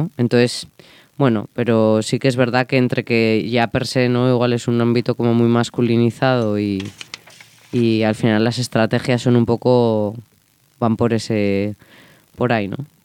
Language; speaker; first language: Spanish; native; Spanish